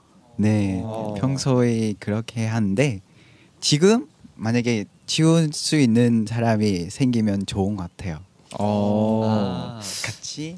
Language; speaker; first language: Korean; non-native, learner; Vietnamese